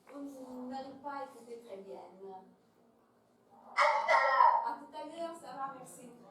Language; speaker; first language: French; non-native, fluent; Italian